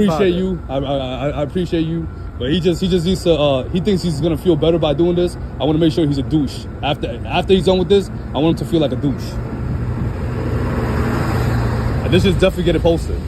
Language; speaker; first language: English; native; English